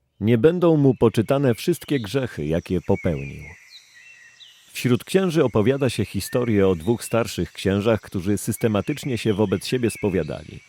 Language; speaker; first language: Polish; native; Polish